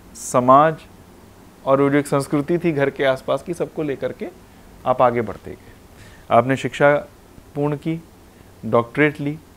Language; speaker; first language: Hindi; non-native, local second language; Punjabi